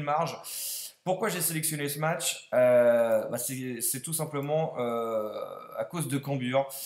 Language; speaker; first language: French; native; French